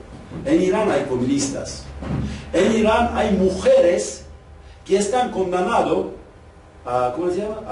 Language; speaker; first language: Spanish; non-native, fluent; Kurdish